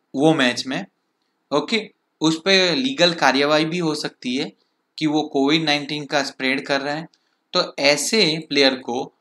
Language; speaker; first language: Hindi; non-native, local second language; Gujarati